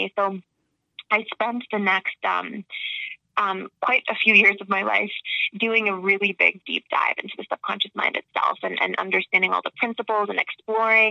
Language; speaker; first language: English; native; English